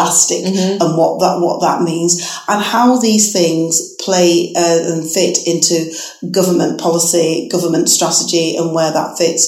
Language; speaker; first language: English; native; English